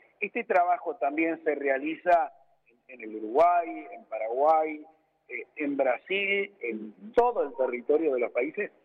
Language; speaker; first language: Spanish; native; Spanish